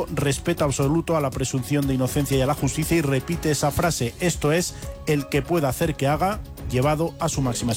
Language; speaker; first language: Spanish; native; Spanish